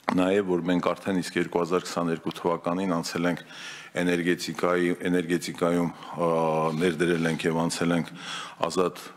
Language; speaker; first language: Armenian; native; Armenian